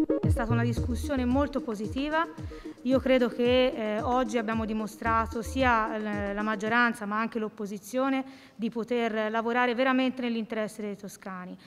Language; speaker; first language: Italian; native; Italian